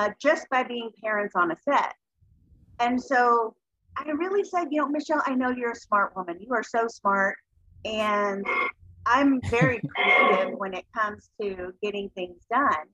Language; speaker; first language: English; native; English